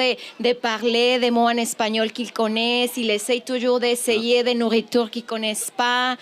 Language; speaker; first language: French; non-native, fluent; Spanish